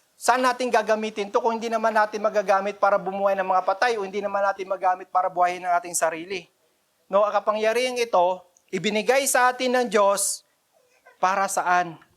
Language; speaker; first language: Filipino; non-native, local second language; Cebuano